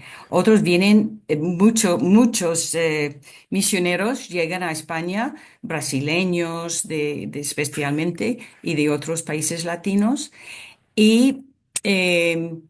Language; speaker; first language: Spanish; non-native, fluent; English